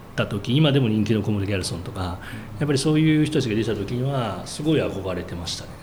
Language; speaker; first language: Japanese; native; Japanese